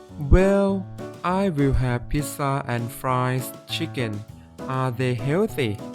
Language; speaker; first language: English; non-native, fluent; Thai